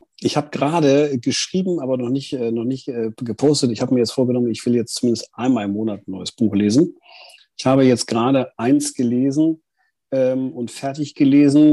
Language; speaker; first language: German; native; German